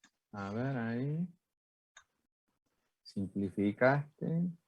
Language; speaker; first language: Spanish; native; Spanish